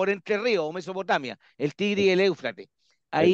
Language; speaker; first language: Spanish; native; Spanish